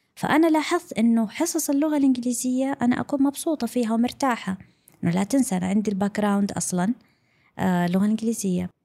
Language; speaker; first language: Arabic; non-native, local second language; English